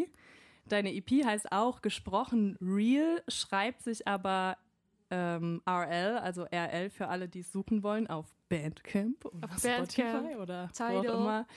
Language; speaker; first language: German; native; German